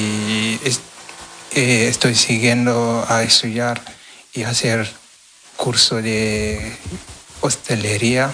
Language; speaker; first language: Spanish; non-native, learner; Wolof